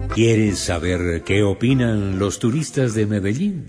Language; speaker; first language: Spanish; native; Spanish